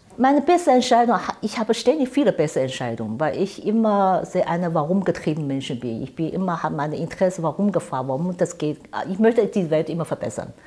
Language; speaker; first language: German; non-native, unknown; Chinese